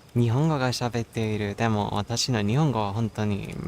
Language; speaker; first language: Japanese; non-native, learner; English